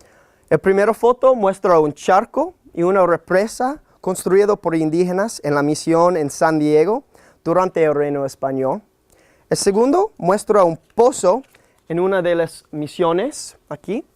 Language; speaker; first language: Spanish; non-native, learner; English